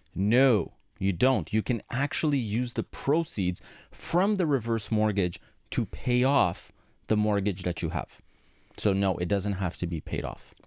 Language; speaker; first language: English; non-native, fluent; Greek